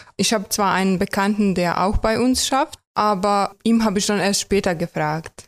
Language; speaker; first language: German; non-native, fluent; Croatian